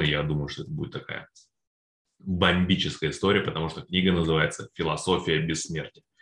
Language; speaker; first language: Russian; native; Russian